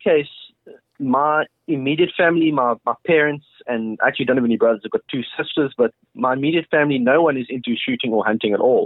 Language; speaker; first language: English; native; English